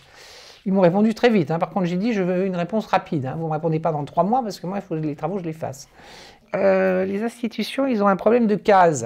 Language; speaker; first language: French; native; French